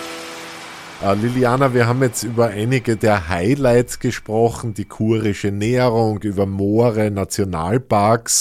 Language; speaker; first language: German; native; German